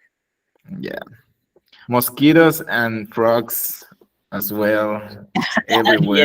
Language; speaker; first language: English; non-native, learner; Spanish